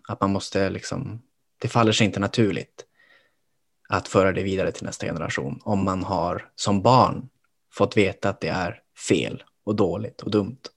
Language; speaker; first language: Swedish; native; Swedish